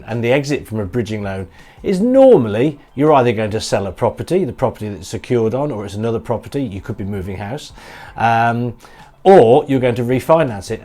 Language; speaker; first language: English; native; English